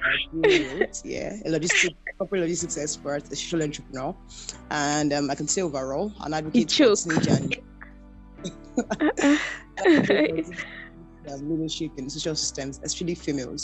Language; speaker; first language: English; non-native, local second language; Yoruba